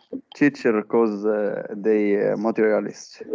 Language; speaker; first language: English; non-native, learner; Arabic